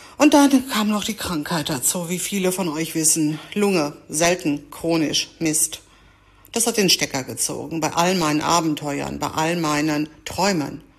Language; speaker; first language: German; early bilingual, other home language; Greek